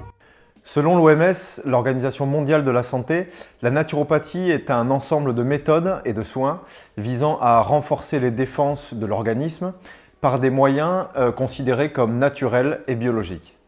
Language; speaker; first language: French; native; French